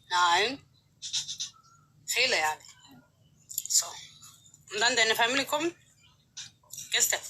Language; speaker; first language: German; non-native, learner; Arabic